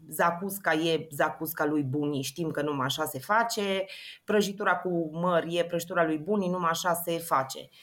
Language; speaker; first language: Romanian; native; Romanian